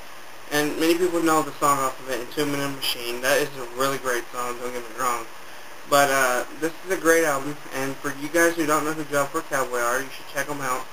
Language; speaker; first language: English; native; English